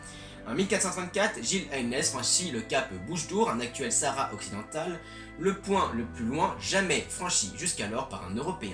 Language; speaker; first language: French; native; French